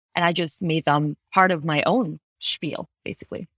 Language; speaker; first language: English; non-native, fluent; Spanish